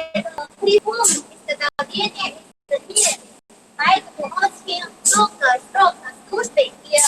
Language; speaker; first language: Russian; non-native, learner; Chinese